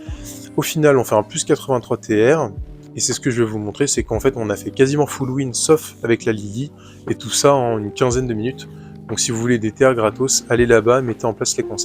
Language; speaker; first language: French; native; French